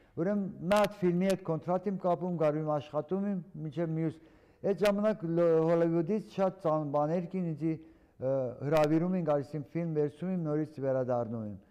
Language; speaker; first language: Armenian; early bilingual, heritage; Armenian